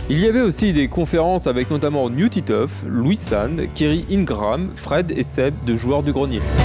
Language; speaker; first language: French; native; French